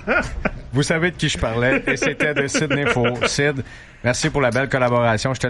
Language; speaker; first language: French; native; French